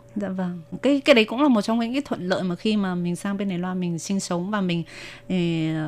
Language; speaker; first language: Vietnamese; native; Vietnamese